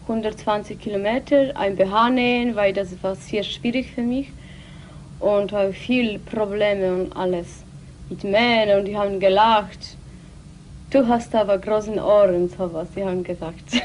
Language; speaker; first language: German; non-native, learner; Polish